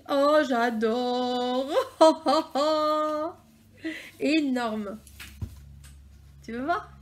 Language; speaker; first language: French; native; French